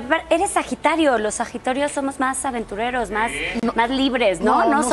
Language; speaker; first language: Spanish; native; Spanish